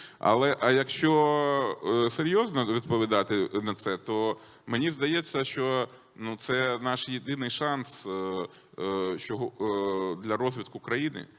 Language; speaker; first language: Ukrainian; non-native, local second language; Russian